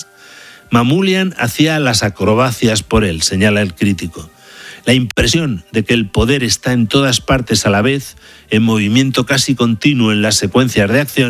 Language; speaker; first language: Spanish; native; Spanish